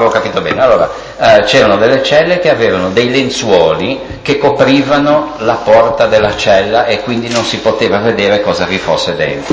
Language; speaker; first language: Italian; native; Italian